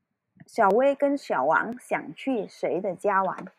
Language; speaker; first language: Chinese; early bilingual, heritage; Cantonese